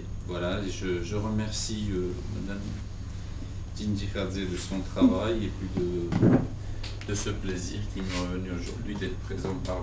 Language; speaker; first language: French; non-native, fluent; Georgian